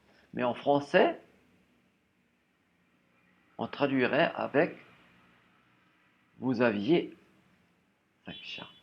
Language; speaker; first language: French; non-native, fluent; German